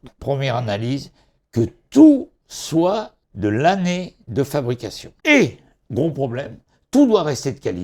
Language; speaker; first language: French; native; French